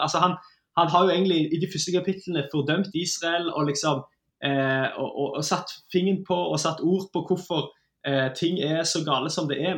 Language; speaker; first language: Norwegian; native; Norwegian